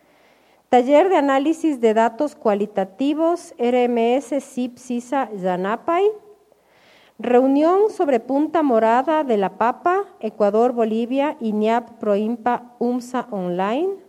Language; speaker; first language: Spanish; native; Spanish